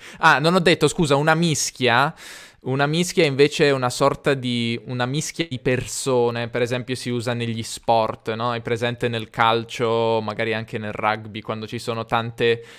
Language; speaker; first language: Italian; native; Italian